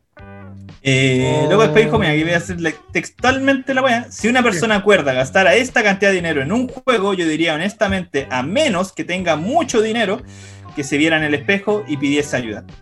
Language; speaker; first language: Spanish; native; Spanish